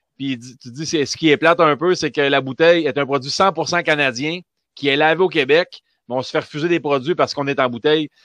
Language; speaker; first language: French; native; French